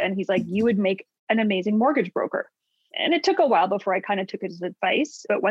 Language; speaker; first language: English; native; English